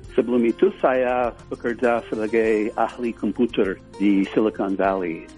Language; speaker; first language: Indonesian; non-native, fluent; English